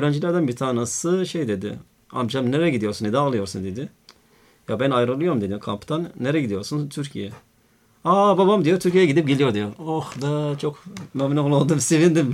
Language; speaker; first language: Turkish; non-native, fluent; Arabic